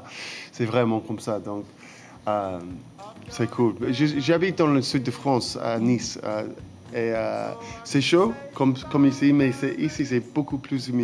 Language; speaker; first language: French; non-native, fluent; English